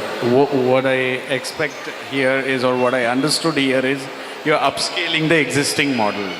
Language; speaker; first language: English; non-native, local second language; Kannada